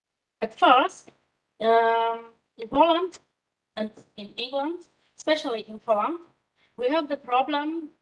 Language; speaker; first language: English; non-native, fluent; Polish